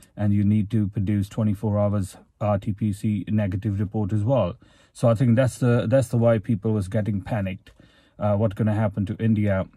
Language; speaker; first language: English; non-native, local second language; Punjabi